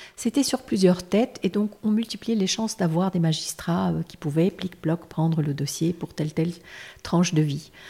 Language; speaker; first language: French; non-native, local second language; Armenian